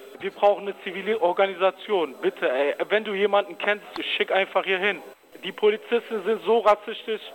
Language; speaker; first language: German; early bilingual, other home language; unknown